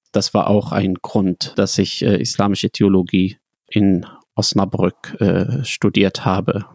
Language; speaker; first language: German; non-native, fluent; Arabic